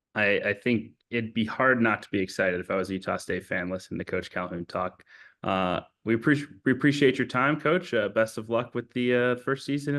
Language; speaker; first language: English; native; English